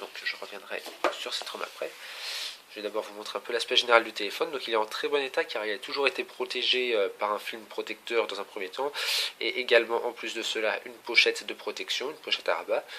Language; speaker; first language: French; native; French